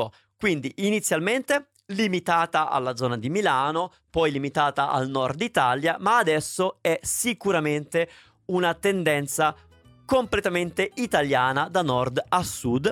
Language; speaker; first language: Italian; native; Italian